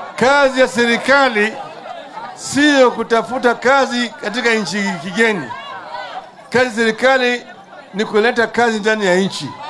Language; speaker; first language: Swahili; non-native, local second language; Luo (Kenya and Tanzania)